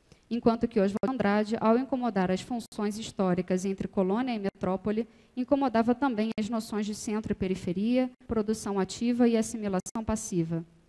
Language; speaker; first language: Portuguese; native; Portuguese